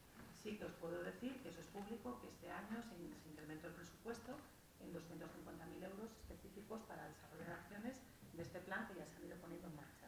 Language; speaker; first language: Spanish; native; Spanish